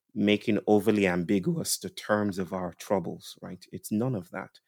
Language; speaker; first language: English; non-native, local second language; Yoruba